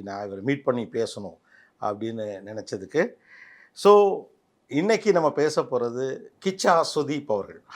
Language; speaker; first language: Tamil; native; Tamil